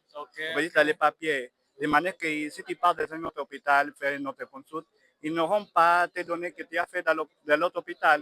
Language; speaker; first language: French; non-native, learner; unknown